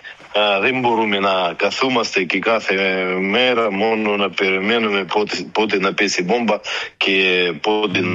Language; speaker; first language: Greek; early bilingual, heritage; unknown